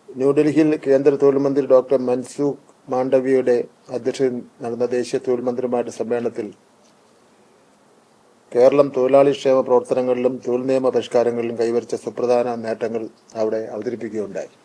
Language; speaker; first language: Malayalam; native; Malayalam